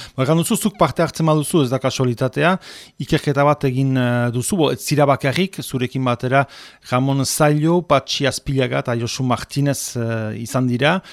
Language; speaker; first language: Basque; native; Basque